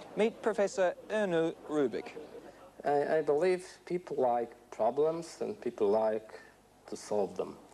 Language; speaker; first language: English; native; English